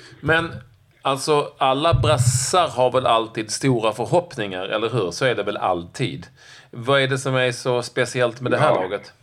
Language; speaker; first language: Swedish; native; Swedish